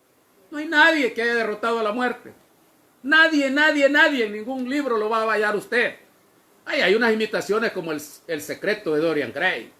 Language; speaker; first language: Spanish; native; Spanish